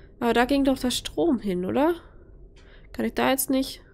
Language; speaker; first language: German; native; German